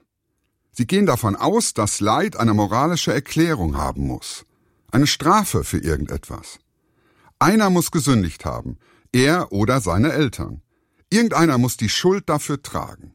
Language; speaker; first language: German; native; German